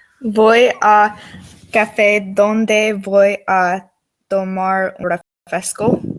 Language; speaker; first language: Spanish; non-native, learner; English